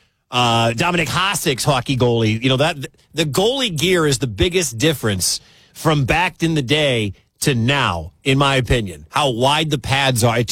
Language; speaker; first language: English; native; English